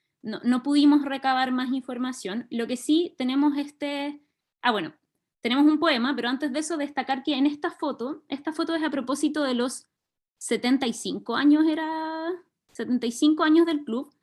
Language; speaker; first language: Spanish; native; Spanish